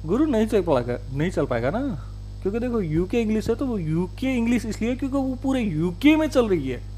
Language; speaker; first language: Hindi; native; Hindi